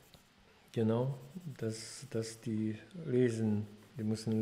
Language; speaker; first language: German; non-native, fluent; Polish